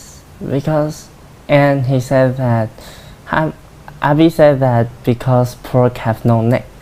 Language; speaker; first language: English; non-native, learner; Chinese